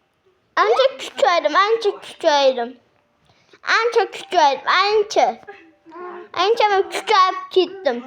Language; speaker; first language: Turkish; non-native, learner; Uzbek